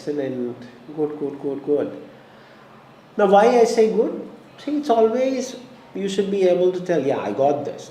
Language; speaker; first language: English; non-native, local second language; Malayalam